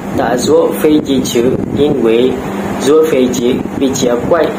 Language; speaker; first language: Chinese; non-native, learner; Malay